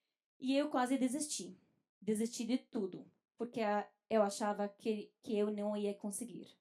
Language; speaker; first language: Portuguese; non-native, fluent; Arabic